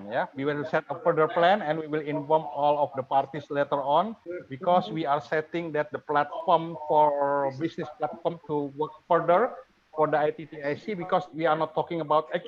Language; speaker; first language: English; non-native, fluent; Indonesian